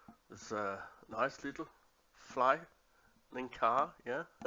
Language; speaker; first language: English; non-native, learner; Danish